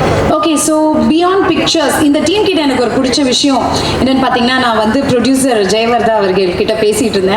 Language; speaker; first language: Tamil; native; Tamil